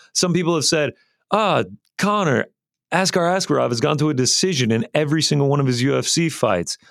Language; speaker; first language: English; native; English